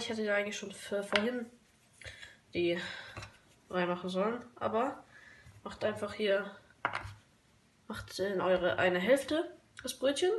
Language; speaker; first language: German; native; German